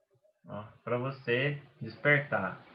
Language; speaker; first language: Portuguese; native; Portuguese